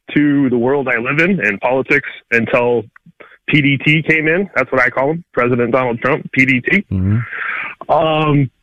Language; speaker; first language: English; native; English